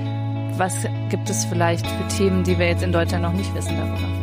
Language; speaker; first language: German; native; German